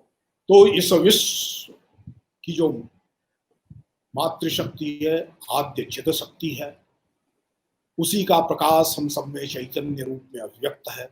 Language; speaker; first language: Hindi; native; Hindi